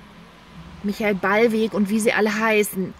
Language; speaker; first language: German; native; German